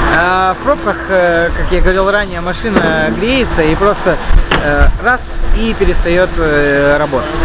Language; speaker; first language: Russian; native; Russian